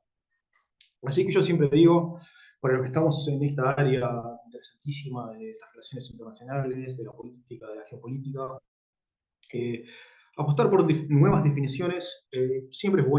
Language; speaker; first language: Spanish; native; Spanish